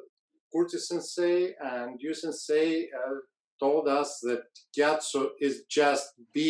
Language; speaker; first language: English; non-native, learner; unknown